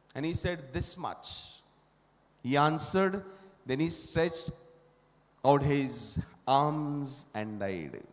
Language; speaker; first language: English; non-native, local second language; Marathi